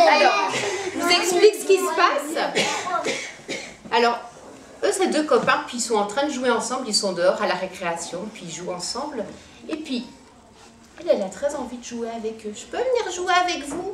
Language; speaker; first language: French; native; French